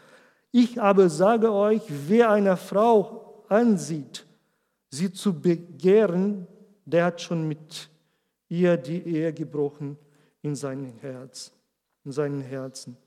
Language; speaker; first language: German; non-native, learner; Portuguese